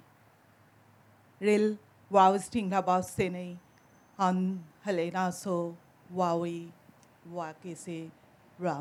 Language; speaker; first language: English; non-native, local second language; Bangla